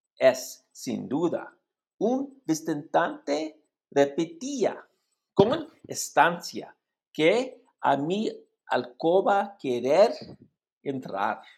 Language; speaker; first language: Spanish; non-native, learner; English